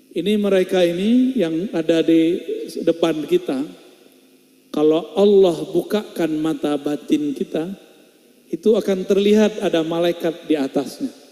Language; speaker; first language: Indonesian; non-native, local second language; Minangkabau